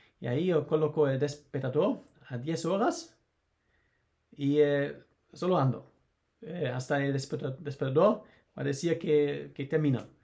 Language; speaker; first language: Spanish; non-native, learner; German